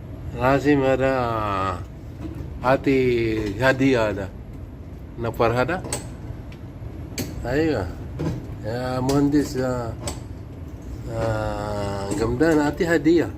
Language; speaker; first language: Arabic; non-native, learner; Filipino